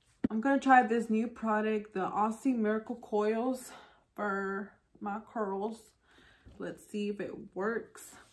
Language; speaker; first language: English; early bilingual, other home language; Spanish